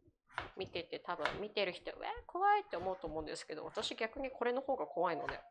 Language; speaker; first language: Japanese; native; Japanese